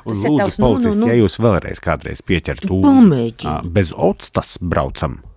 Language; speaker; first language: Latvian; native; Latvian